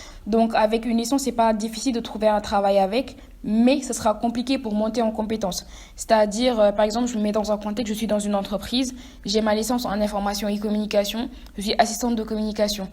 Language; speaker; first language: French; non-native, local second language; Wolof